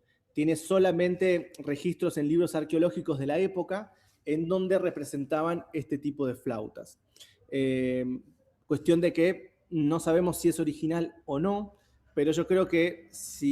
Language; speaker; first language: Spanish; native; Spanish